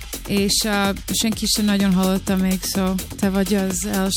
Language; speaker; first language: Hungarian; early bilingual, heritage; Hungarian